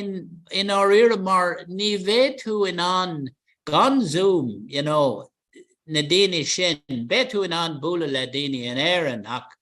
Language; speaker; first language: Irish; non-native, local second language; English